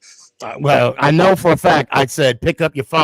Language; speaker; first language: English; native; English